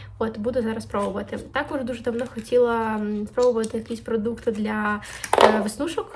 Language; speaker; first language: Ukrainian; native; Ukrainian